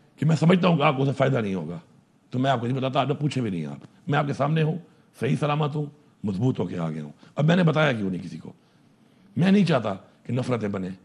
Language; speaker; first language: Urdu; non-native, local second language; Pashto